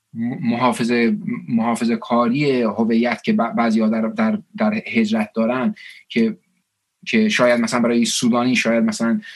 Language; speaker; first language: Persian; early bilingual, heritage; Persian